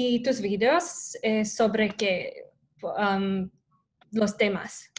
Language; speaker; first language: Spanish; non-native, learner; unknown